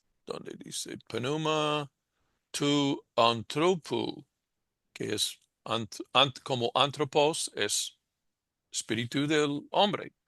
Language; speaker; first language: Spanish; non-native, fluent; English